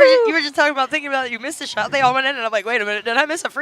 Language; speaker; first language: English; native; English